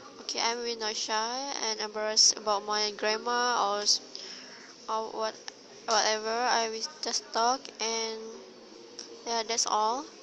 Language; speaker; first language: English; non-native, learner; Malay